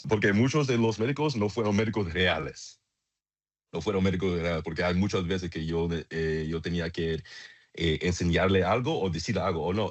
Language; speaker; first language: Spanish; non-native, learner; English